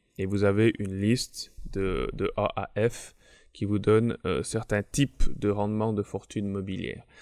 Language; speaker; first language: French; native; French